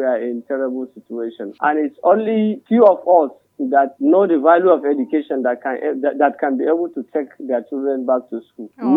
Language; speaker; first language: English; non-native, local second language; Hausa